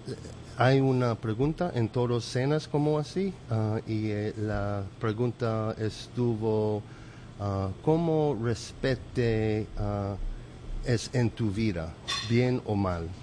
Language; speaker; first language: Spanish; non-native, learner; English